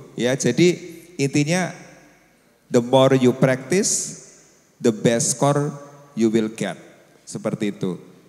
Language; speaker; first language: Indonesian; native; Indonesian